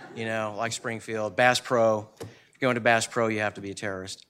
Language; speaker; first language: English; native; English